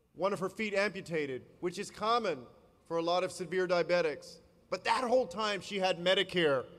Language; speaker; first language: English; native; English